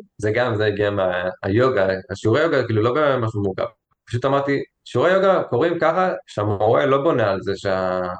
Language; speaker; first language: Hebrew; native; Hebrew